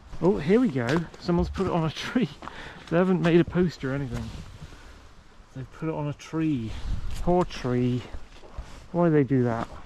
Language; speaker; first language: English; native; English